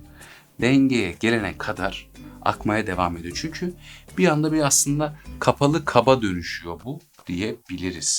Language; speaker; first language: Turkish; native; Turkish